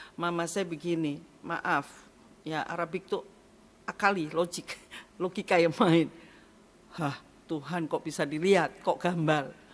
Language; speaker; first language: Indonesian; native; Indonesian